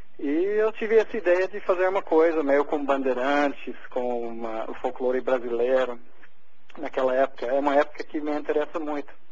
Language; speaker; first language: Portuguese; non-native, fluent; English